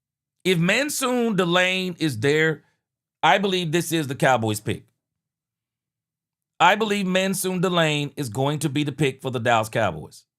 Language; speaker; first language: English; native; English